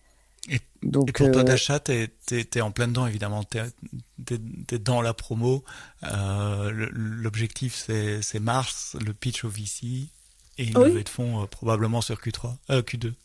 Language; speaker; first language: French; native; French